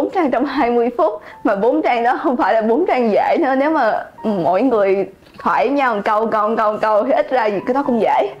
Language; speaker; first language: Vietnamese; early bilingual, heritage; Vietnamese